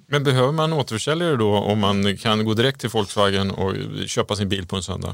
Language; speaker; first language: Swedish; native; Swedish